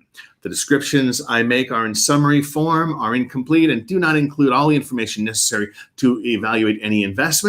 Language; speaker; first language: English; native; English